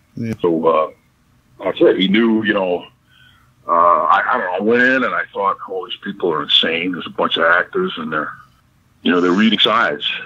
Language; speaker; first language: English; native; English